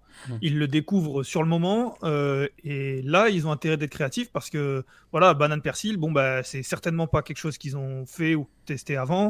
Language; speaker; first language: French; native; French